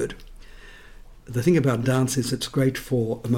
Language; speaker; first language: English; non-native, local second language; Estonian